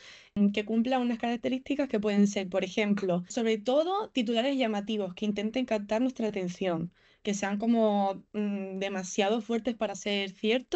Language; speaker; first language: Spanish; native; Spanish